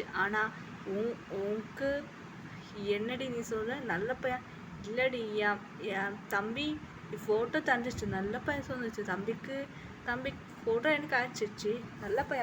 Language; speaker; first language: Tamil; non-native, learner; Malayalam